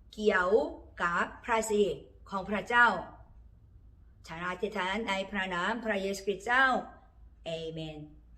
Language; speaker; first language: Thai; non-native, learner; Korean